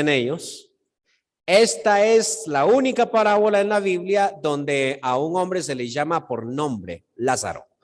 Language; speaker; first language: Spanish; native; Spanish